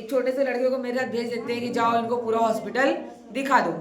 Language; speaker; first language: Hindi; non-native, local second language; Marathi